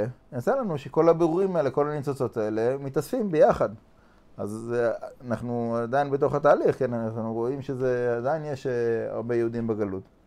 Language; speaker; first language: Hebrew; non-native, fluent; English